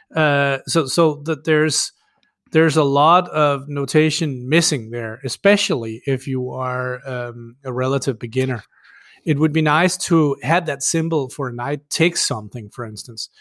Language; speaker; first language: English; non-native, fluent; Danish